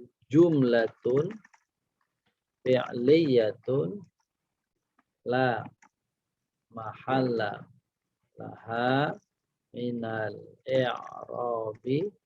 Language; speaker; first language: Arabic; non-native, fluent; Indonesian